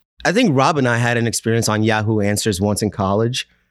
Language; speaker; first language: English; native; English